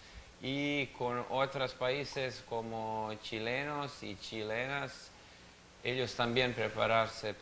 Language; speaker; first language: Spanish; non-native, learner; Serbian